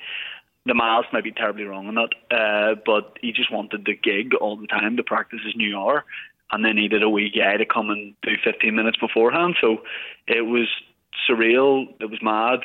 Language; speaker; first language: English; native; English